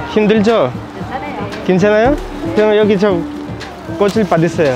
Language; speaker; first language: Korean; non-native, learner; Ukrainian